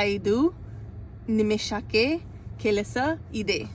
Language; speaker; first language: Kannada; non-native, learner; English